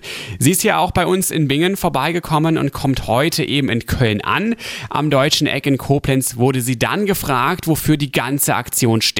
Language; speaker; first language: German; native; German